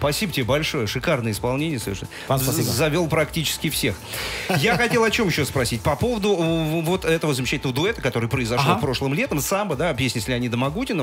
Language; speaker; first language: Russian; native; Russian